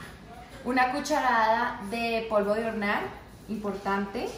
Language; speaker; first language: Spanish; native; Spanish